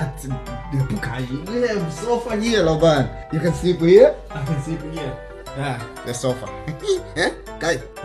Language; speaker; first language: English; non-native, local second language; Swahili